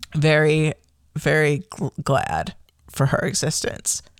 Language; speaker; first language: English; native; English